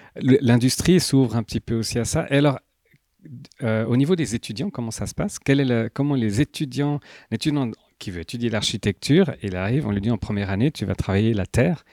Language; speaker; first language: French; native; French